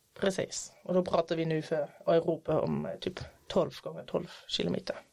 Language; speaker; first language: Swedish; non-native, fluent; German